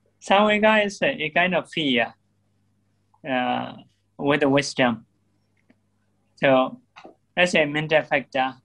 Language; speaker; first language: English; non-native, learner; Burmese